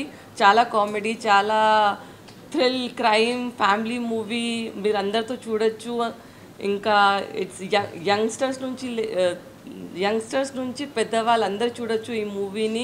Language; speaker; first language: Telugu; non-native, fluent; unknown